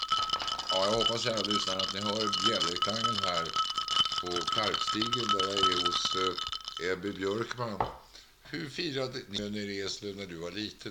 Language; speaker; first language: Swedish; native; Swedish